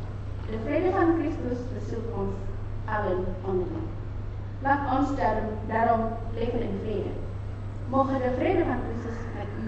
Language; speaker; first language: Dutch; non-native, fluent; Indonesian